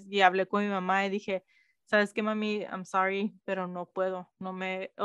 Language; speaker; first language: Spanish; early bilingual, heritage; Spanish